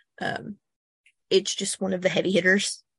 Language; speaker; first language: English; native; English